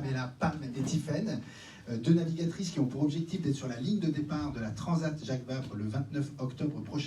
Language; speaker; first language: French; native; French